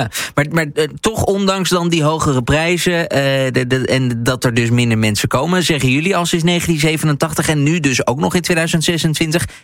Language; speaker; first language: Dutch; native; Dutch